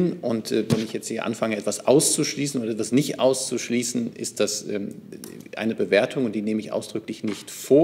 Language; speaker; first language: German; native; German